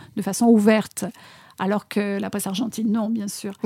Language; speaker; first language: French; non-native, fluent; Spanish